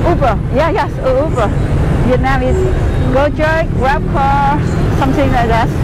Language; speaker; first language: English; non-native, learner; Vietnamese